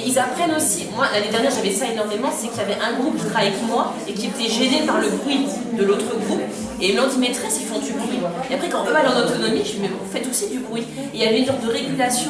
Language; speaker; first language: French; native; French